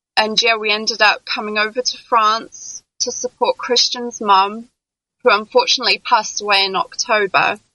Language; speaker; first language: English; native; English